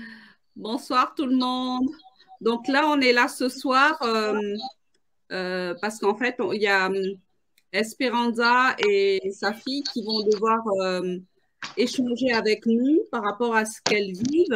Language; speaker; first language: French; native; French